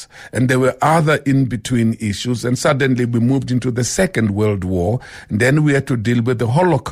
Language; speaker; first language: English; non-native, local second language; Xhosa